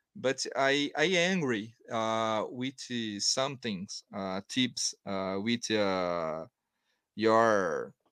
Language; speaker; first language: English; non-native, learner; Portuguese